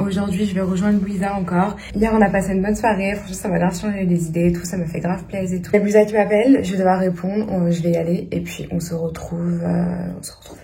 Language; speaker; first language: French; native; French